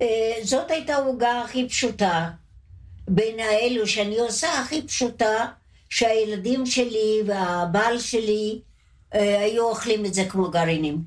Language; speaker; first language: Hebrew; non-native, fluent; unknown